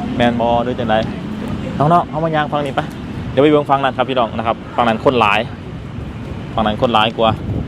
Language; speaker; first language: Thai; native; Thai